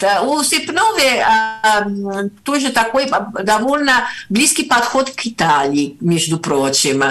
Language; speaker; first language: Russian; non-native, fluent; Italian